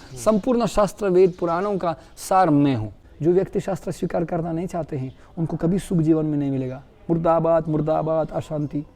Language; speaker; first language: Hindi; non-native, fluent; Russian